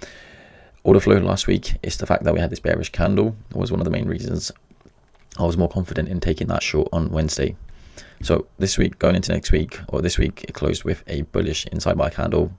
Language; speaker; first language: English; native; English